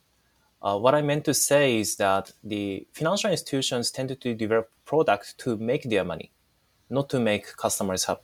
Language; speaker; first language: English; non-native, fluent; Japanese